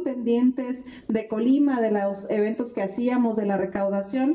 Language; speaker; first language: Spanish; native; Spanish